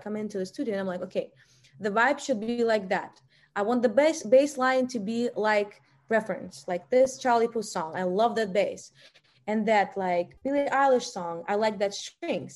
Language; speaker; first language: English; non-native, fluent; Russian